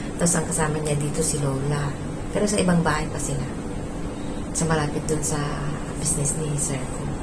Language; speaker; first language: Filipino; non-native, local second language; Iloko